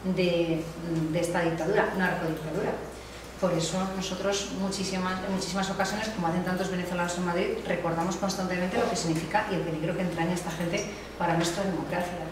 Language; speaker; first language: Spanish; native; Spanish